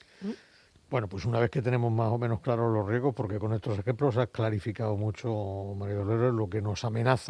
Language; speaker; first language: Spanish; native; Spanish